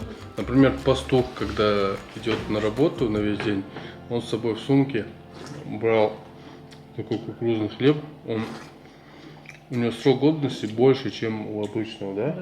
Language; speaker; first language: Russian; non-native, local second language; Chechen